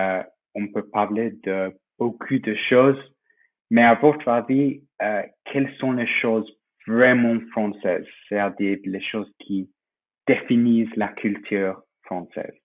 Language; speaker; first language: French; non-native, fluent; English